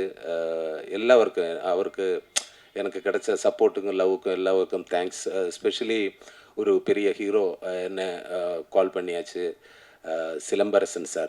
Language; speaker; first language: Tamil; non-native, learner; Malayalam